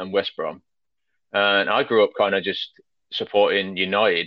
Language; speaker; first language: English; native; English